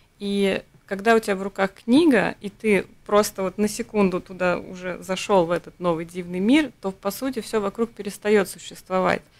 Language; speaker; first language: Russian; native; Russian